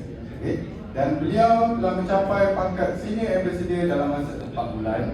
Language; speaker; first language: Malay; native; Malay